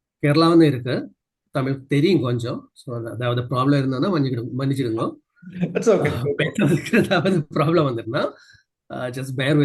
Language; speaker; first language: Tamil; non-native, learner; Malayalam